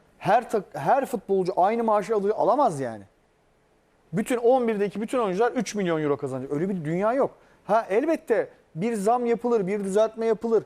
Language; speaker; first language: Turkish; native; Turkish